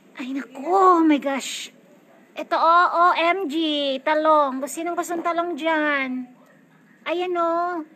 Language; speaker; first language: Filipino; non-native, local second language; Cebuano